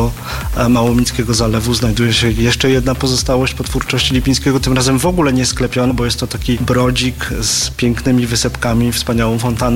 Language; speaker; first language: Polish; native; Polish